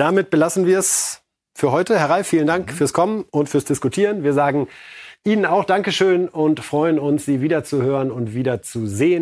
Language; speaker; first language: German; native; German